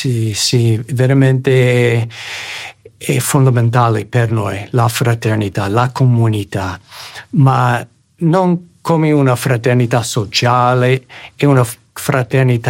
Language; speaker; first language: Italian; non-native, fluent; English